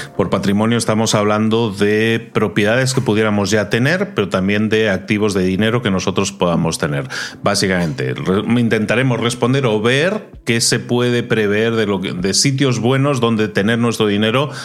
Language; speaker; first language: Spanish; native; Spanish